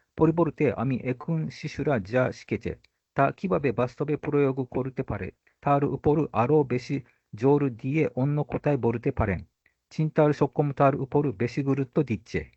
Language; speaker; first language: Bangla; non-native, fluent; Japanese